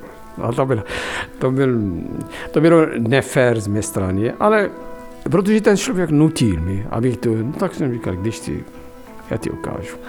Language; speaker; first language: Czech; non-native, fluent; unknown